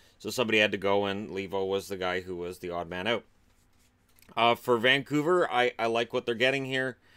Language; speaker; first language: English; native; English